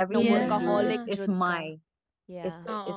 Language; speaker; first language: English; non-native, local second language; Cebuano